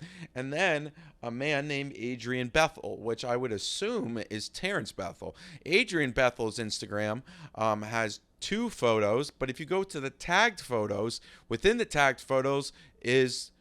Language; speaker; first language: English; native; English